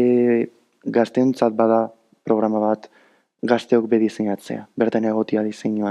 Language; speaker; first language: Basque; native; Basque